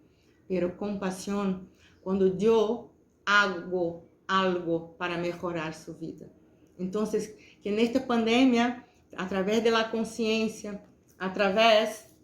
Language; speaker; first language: Spanish; non-native, fluent; Portuguese